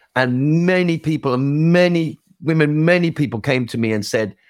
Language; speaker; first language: English; native; English